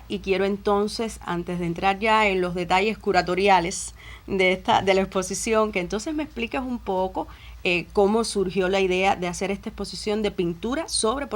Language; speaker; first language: Spanish; native; Spanish